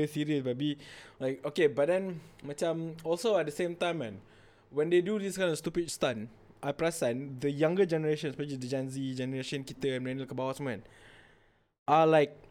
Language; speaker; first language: English; non-native, local second language; Malay